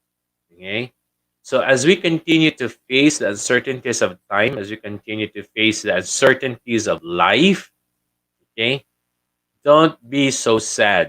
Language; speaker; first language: English; non-native, local second language; Filipino